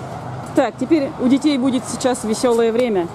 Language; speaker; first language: Russian; native; Russian